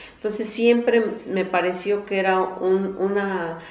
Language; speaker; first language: Spanish; non-native, local second language; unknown